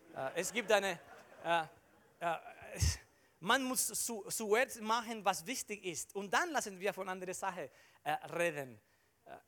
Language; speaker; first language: German; non-native, learner; Spanish